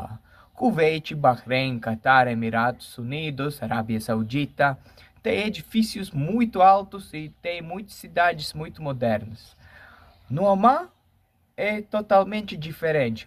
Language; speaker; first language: Portuguese; non-native, fluent; Latvian